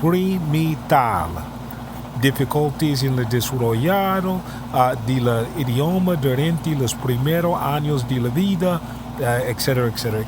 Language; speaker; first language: Spanish; non-native, learner; English